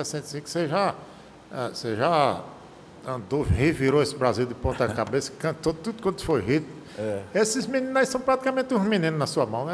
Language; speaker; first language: Portuguese; native; Portuguese